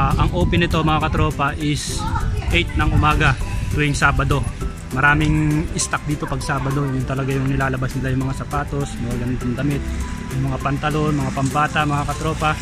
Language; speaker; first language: Filipino; native; Filipino